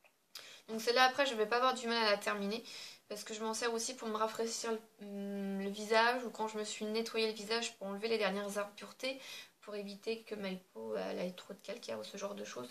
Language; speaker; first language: French; native; French